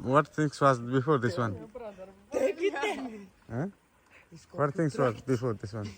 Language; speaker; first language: English; non-native, learner; Nepali